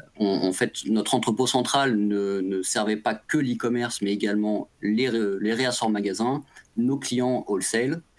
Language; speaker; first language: French; native; French